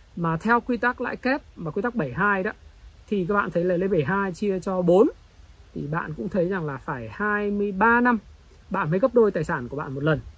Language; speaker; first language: Vietnamese; native; Vietnamese